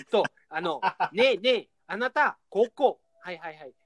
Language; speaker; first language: Japanese; non-native, learner; English